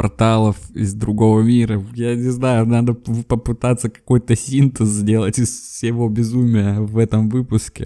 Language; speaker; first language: Russian; native; Russian